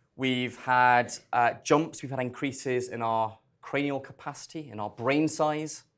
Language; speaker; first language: English; native; English